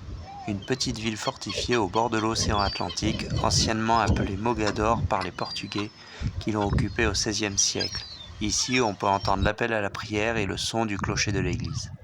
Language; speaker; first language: French; native; French